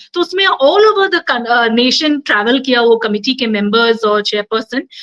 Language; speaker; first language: Hindi; non-native, local second language; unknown